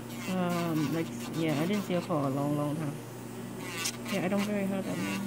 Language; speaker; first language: English; non-native, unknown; Vietnamese